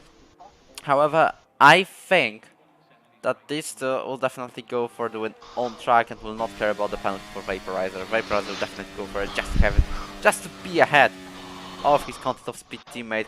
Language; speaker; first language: English; non-native, fluent; Polish